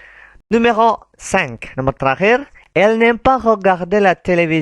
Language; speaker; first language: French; non-native, fluent; Indonesian